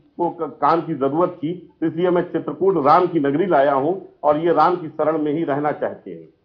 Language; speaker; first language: Hindi; native; Hindi